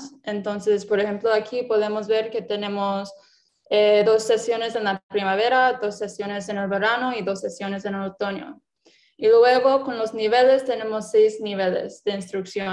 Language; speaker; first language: Spanish; non-native, fluent; English